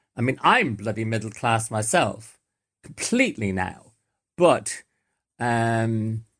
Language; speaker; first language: English; native; English